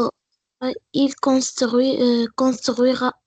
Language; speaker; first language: French; non-native, learner; Arabic